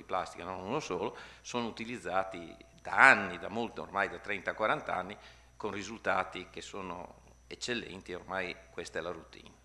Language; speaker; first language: Italian; native; Italian